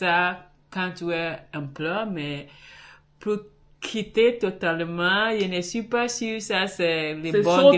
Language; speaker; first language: French; non-native, learner; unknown